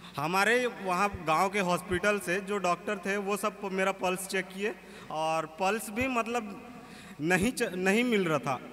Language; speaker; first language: Hindi; native; Hindi